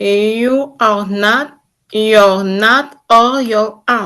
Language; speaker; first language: English; non-native, learner; Haitian Creole